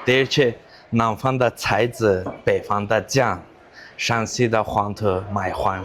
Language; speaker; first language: Chinese; non-native, fluent; Azerbaijani